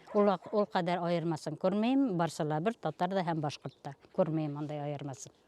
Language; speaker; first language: Tatar; non-native, local second language; Bashkir